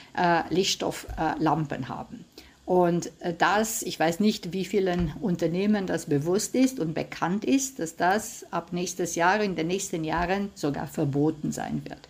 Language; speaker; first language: German; non-native, fluent; Romanian